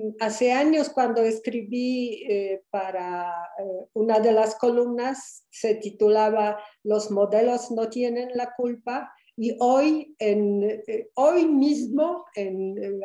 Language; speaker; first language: Spanish; non-native, fluent; Polish